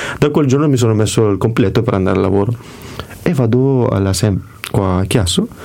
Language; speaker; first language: Italian; early bilingual, other home language; Kurdish